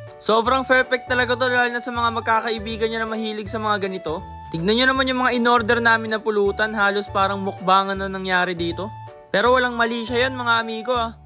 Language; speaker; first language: Filipino; native; Filipino